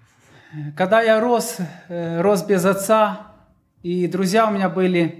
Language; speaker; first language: Polish; non-native, learner; Russian